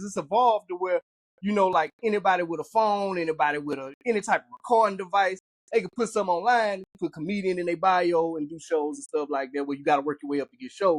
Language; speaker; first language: English; native; English